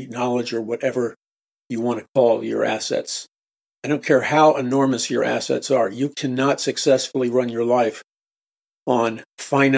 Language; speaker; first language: English; native; English